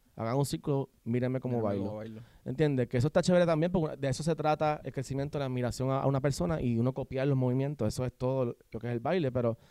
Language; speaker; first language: Spanish; native; Spanish